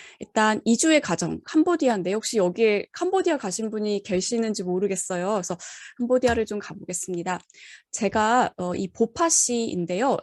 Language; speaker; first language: Korean; native; Korean